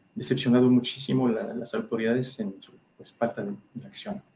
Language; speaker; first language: Spanish; non-native, fluent; French